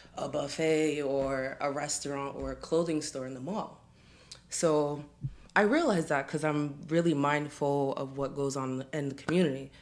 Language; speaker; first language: English; native; English